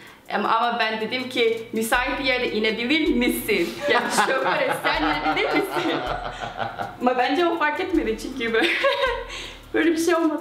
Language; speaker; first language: Turkish; non-native, fluent; Korean